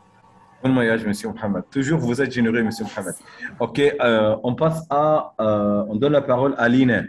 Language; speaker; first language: French; non-native, fluent; Arabic